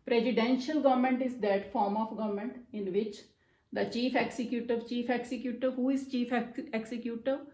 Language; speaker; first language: English; non-native, local second language; Punjabi